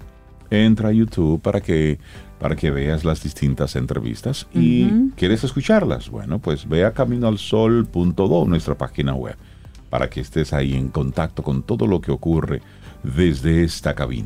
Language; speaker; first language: Spanish; native; Spanish